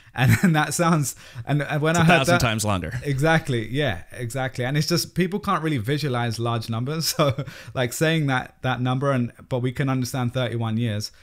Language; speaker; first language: English; native; English